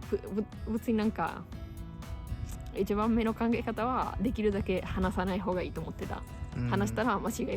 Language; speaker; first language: Japanese; non-native, fluent; Italian